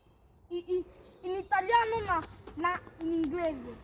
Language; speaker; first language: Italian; early bilingual, other home language; Igbo